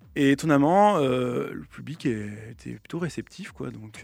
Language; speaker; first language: French; native; French